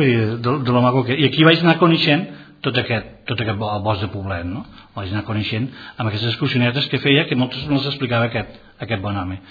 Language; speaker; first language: Catalan; non-native, local second language; Spanish